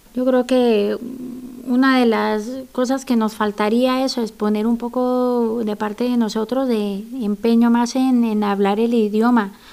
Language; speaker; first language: Spanish; native; Spanish